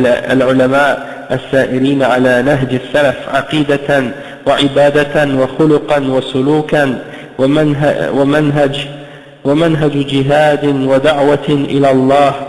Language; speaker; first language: Arabic; non-native, fluent; French